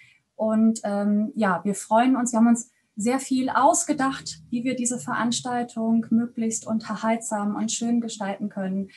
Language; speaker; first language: German; native; German